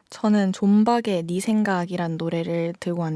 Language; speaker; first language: Korean; native; Korean